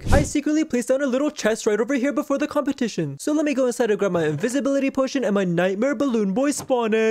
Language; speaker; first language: English; native; English